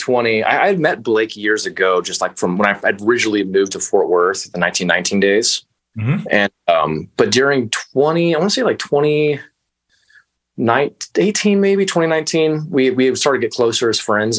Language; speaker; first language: English; native; English